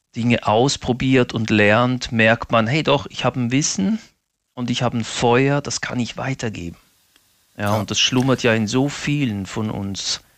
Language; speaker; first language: German; native; German